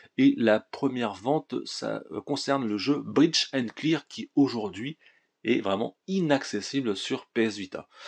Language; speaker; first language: French; native; French